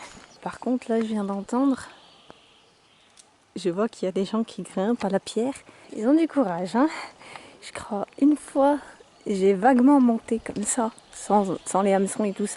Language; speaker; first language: French; native; French